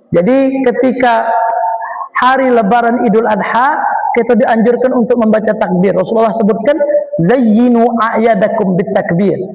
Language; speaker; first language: Malay; native; Malay